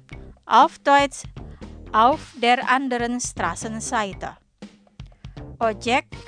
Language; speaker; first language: German; non-native, fluent; Indonesian